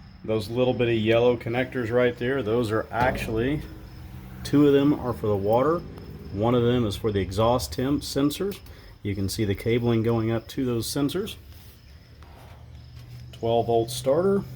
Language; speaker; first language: English; native; English